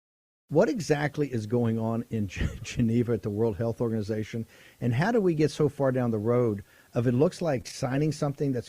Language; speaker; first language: English; native; English